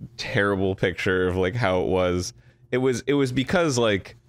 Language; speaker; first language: English; native; English